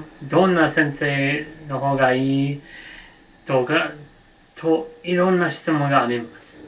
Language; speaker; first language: Japanese; non-native, learner; English